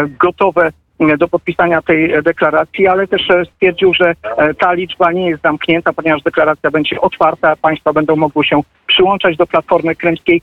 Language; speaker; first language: Polish; native; Polish